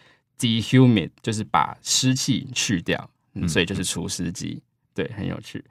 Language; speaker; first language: Chinese; native; Chinese